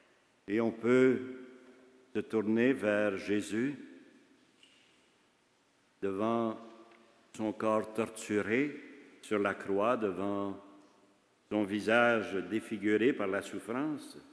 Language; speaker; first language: French; native; French